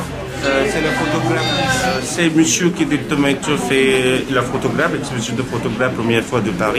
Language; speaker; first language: French; non-native, learner; Bangla